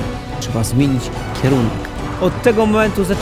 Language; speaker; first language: Polish; native; Polish